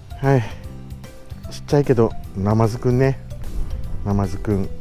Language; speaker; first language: Japanese; native; Japanese